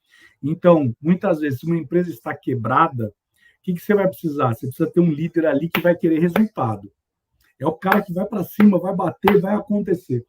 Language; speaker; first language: Portuguese; native; Portuguese